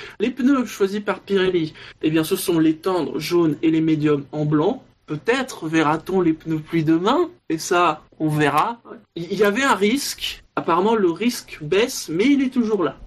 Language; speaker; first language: French; native; French